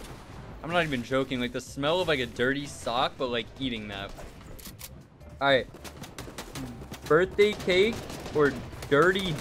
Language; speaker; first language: English; native; English